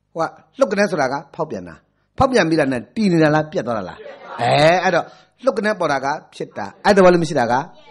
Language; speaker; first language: Burmese; native; Burmese